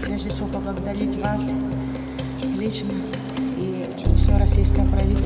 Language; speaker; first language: Russian; native; Russian